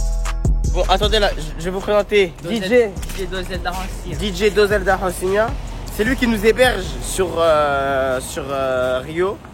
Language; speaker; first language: French; native; French